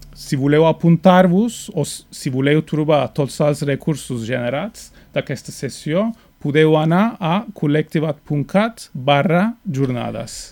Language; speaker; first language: Catalan; non-native, fluent; Turkish